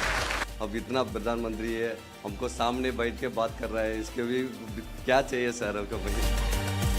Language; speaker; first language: Hindi; non-native, local second language; Tamil